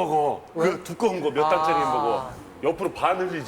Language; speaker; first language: Korean; native; Korean